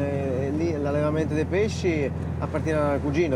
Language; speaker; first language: Italian; native; Italian